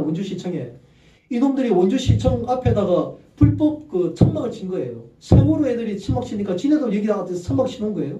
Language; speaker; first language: Korean; native; Korean